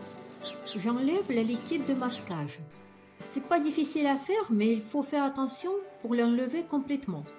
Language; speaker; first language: French; non-native, fluent; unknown